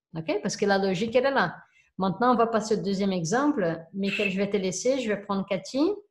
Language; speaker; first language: French; non-native, fluent; Portuguese